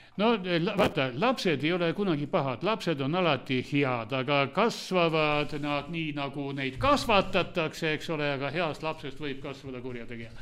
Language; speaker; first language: Estonian; non-native, local second language; Russian